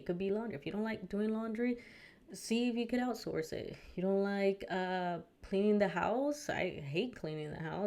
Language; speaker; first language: English; early bilingual, other home language; Spanish